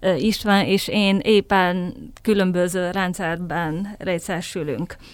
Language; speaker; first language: Hungarian; non-native, fluent; Chinese